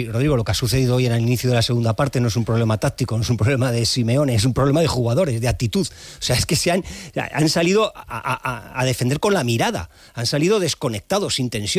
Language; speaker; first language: Spanish; native; Spanish